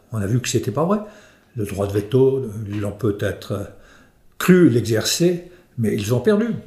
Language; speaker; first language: French; native; French